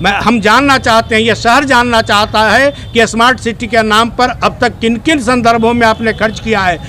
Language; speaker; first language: Hindi; native; Hindi